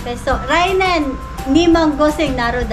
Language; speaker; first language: Japanese; non-native, learner; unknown